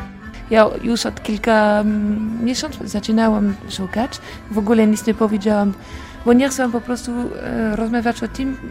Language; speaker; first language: Polish; non-native, learner; French